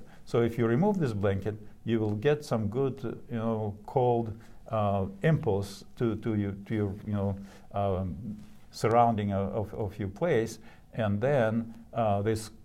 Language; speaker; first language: English; non-native, fluent; Russian